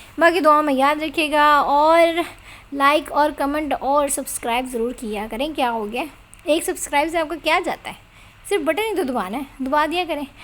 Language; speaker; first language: Urdu; native; Urdu